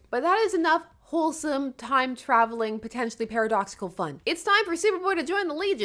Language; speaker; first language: English; native; English